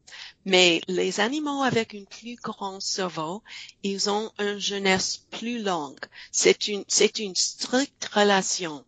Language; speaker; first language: French; non-native, fluent; English